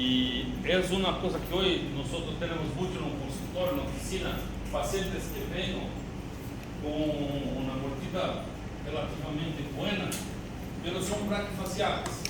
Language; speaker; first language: Spanish; non-native, learner; Portuguese